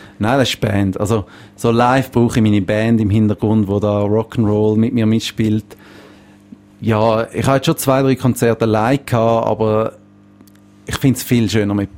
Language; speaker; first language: German; native; German